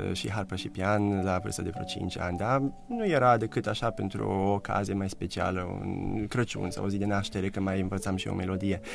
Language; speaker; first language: Romanian; early bilingual, heritage; Romanian